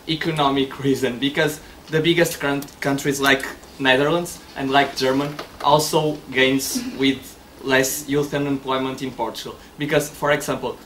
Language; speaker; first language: English; non-native, learner; Portuguese